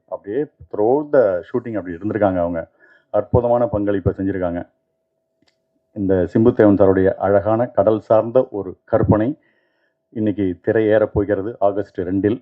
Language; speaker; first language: Tamil; native; Tamil